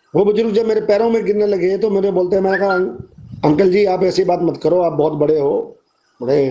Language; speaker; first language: Hindi; native; Hindi